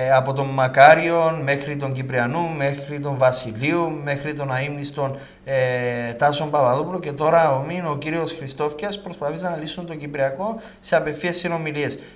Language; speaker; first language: Greek; native; Greek